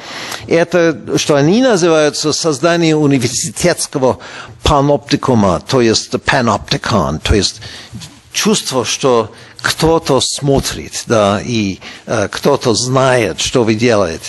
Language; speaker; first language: Russian; non-native, fluent; English